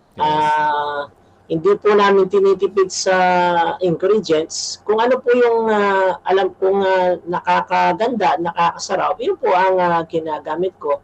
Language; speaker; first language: Filipino; non-native, local second language; Pampanga